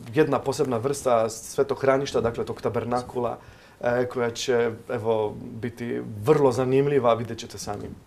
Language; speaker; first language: Croatian; non-native, fluent; Polish